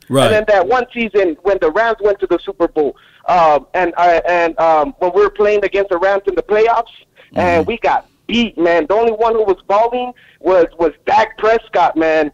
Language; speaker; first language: English; native; English